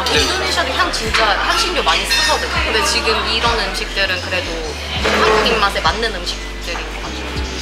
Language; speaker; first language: Korean; non-native, local second language; Indonesian